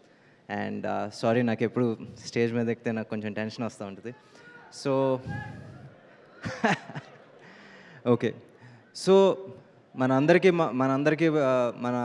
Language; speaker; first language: Telugu; native; Telugu